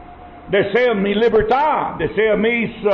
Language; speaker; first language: Spanish; non-native, learner; English